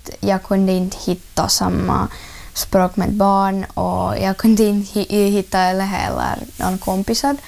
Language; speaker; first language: Swedish; non-native, learner; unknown